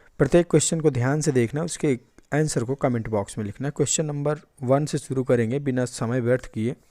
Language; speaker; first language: Hindi; native; Hindi